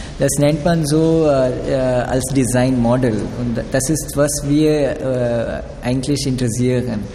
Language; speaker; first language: German; non-native, learner; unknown